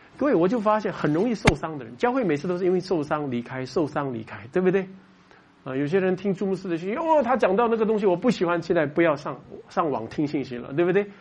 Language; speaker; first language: Chinese; native; Chinese